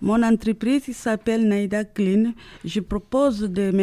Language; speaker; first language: French; native; French